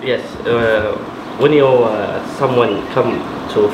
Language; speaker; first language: English; non-native, learner; Arabic